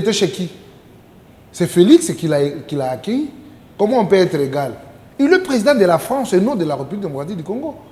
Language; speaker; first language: French; non-native, local second language; Lingala